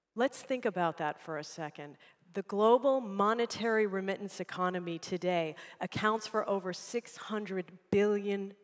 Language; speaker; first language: English; native; English